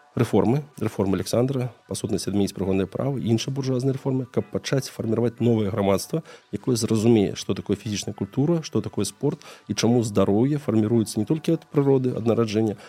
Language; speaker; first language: Belarusian; non-native, local second language; Russian